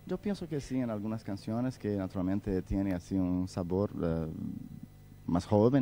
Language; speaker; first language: Spanish; non-native, fluent; Portuguese